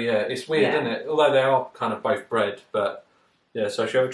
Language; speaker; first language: English; native; English